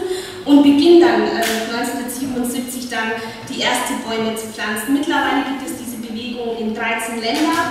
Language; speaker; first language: German; non-native, fluent; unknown